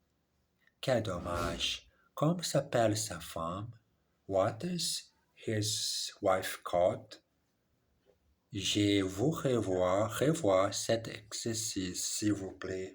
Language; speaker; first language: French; non-native, learner; English